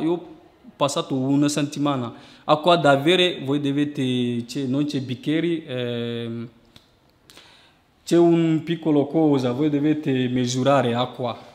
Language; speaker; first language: Italian; non-native, learner; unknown